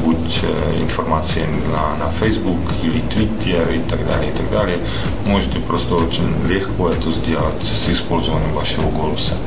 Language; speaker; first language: Russian; non-native, fluent; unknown